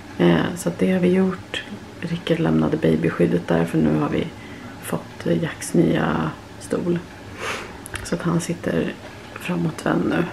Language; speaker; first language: Swedish; native; Swedish